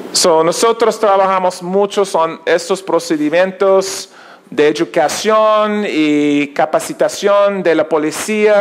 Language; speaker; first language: Spanish; non-native, learner; English